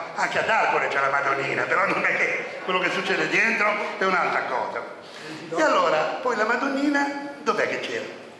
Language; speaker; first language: Italian; native; Italian